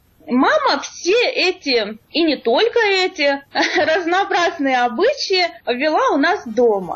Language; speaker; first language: Russian; native; Russian